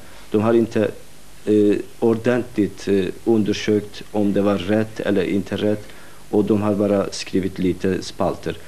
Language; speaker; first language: Swedish; non-native, fluent; Kurdish